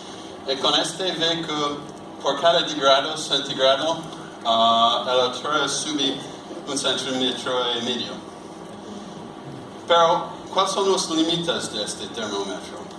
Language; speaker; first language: Spanish; non-native, learner; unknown